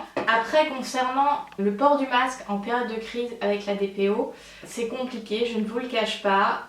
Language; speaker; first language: French; native; French